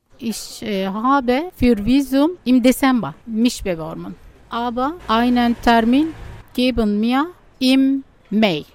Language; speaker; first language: German; non-native, learner; Turkish